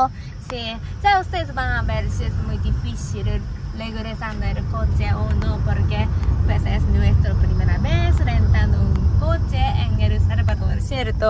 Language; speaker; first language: Spanish; non-native, learner; Japanese